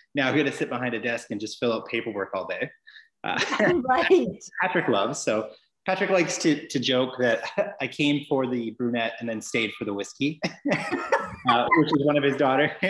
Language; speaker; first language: English; native; English